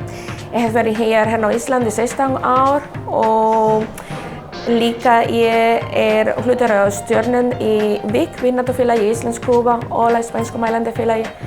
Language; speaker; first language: Icelandic; non-native, fluent; Spanish